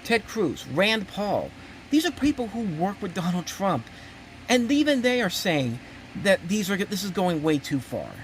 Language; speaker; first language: English; native; English